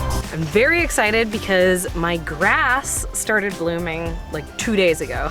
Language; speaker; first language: English; native; English